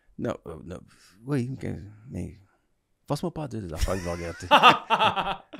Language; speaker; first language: French; native; French